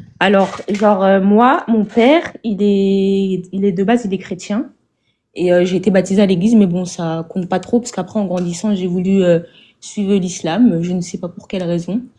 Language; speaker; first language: French; native; French